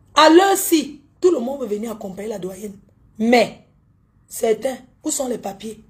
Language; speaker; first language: French; native; French